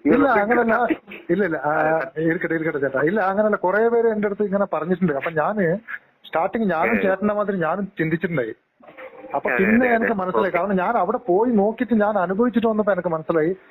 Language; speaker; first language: Malayalam; non-native, local second language; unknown